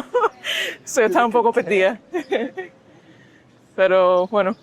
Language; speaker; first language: Spanish; early bilingual, heritage; Spanish